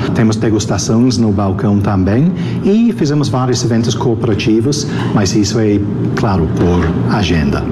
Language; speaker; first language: Portuguese; non-native, fluent; English